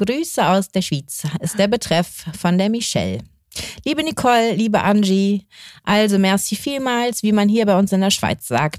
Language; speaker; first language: German; native; German